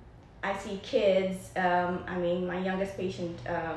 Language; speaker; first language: English; non-native, local second language; Nepali